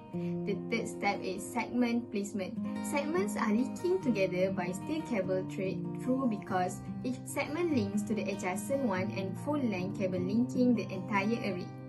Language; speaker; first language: English; non-native, local second language; Malay